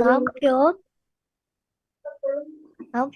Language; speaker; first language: Korean; non-native, fluent; Indonesian